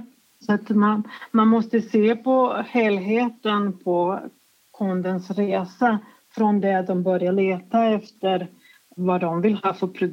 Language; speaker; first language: Swedish; non-native, fluent; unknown